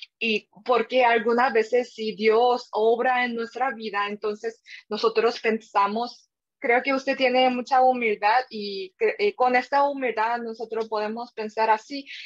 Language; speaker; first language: Spanish; non-native, fluent; Korean